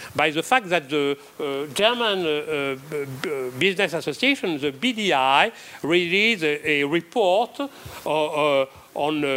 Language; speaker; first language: English; non-native, fluent; French